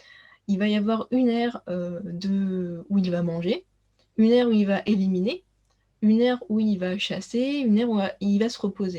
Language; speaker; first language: French; native; French